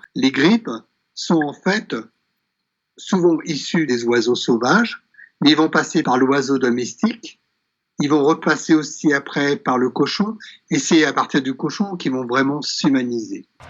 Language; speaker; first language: French; native; French